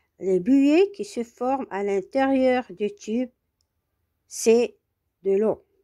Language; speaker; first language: French; non-native, local second language; Arabic